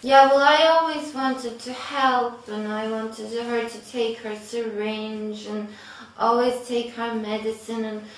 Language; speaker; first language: English; non-native, fluent; Swedish